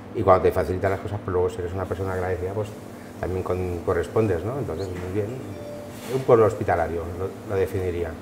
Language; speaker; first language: Spanish; native; Spanish